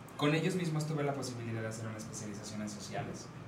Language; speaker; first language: Spanish; native; Spanish